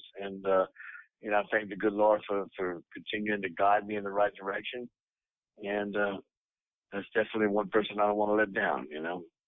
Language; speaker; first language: English; native; English